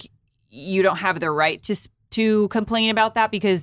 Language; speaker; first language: English; native; English